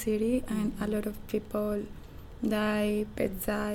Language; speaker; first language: English; non-native, learner; Spanish